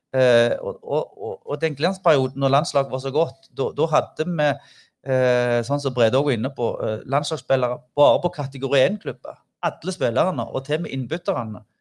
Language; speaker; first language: Norwegian; native; Norwegian